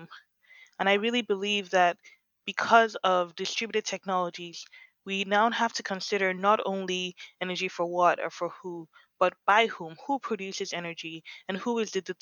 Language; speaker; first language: English; non-native, local second language; Yoruba